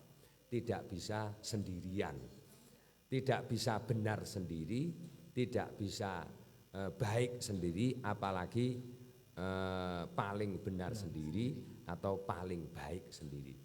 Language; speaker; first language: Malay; non-native, local second language; Javanese